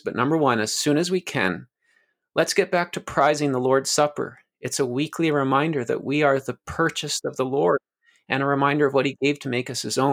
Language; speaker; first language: English; native; English